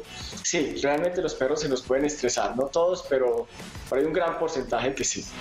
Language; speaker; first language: Spanish; native; Spanish